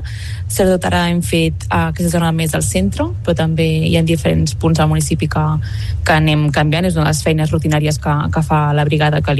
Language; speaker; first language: Catalan; native; Catalan